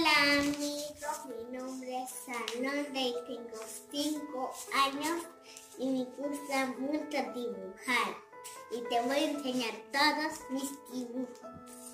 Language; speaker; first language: Spanish; early bilingual, heritage; Spanish